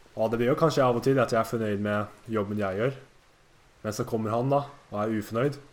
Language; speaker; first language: Norwegian; early bilingual, other home language; Japanese